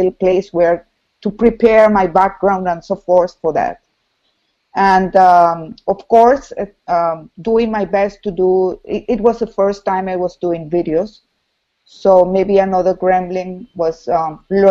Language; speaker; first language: English; non-native, fluent; Spanish